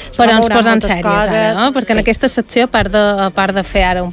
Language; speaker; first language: Spanish; non-native, fluent; Chinese